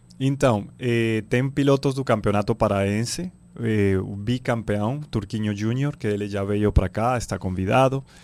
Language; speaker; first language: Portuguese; non-native, fluent; Spanish